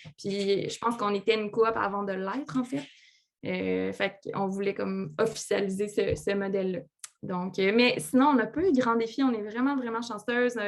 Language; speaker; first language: French; native; French